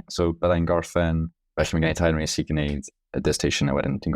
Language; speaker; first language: Welsh; non-native, local second language; English